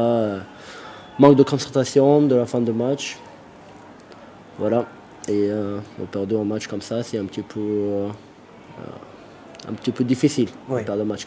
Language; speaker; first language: French; non-native, learner; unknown